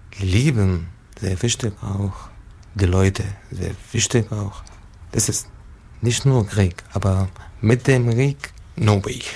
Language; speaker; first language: German; non-native, learner; Arabic